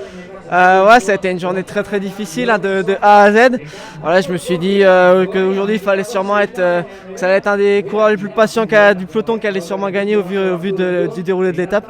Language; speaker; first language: French; native; French